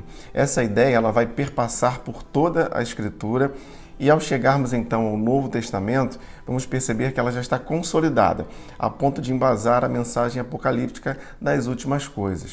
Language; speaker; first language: Portuguese; native; Portuguese